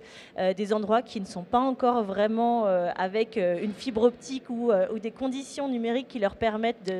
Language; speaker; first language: French; native; French